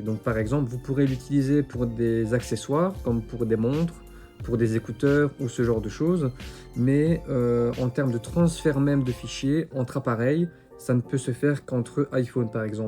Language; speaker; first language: French; native; French